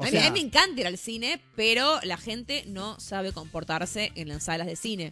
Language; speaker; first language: Spanish; native; Spanish